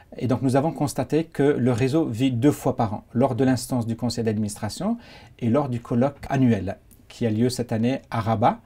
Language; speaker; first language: French; non-native, local second language; Arabic